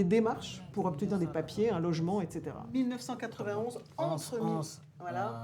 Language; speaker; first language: French; native; French